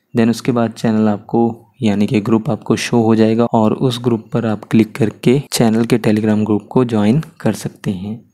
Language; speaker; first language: Hindi; native; Hindi